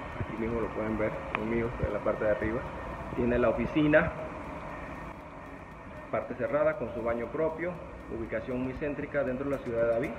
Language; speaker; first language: Spanish; native; Spanish